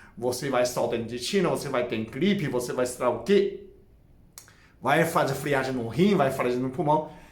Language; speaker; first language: Portuguese; non-native, fluent; Chinese